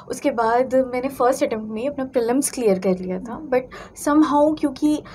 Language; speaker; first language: Hindi; native; Hindi